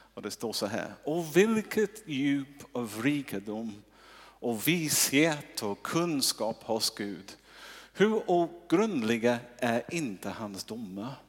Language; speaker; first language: Swedish; non-native, fluent; English